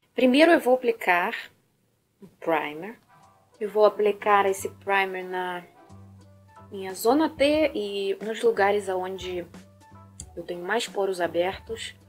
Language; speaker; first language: Portuguese; non-native, fluent; Russian